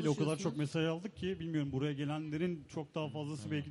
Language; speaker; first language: Turkish; native; Turkish